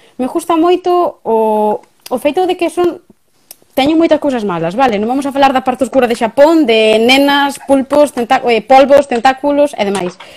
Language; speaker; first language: Galician; native; Galician